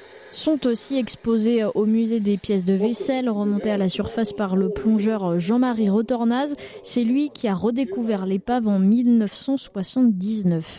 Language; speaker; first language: French; native; French